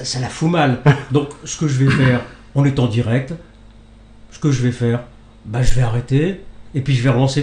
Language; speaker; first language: French; native; French